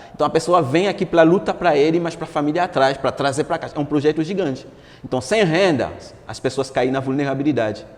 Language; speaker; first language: Portuguese; non-native, fluent; Haitian Creole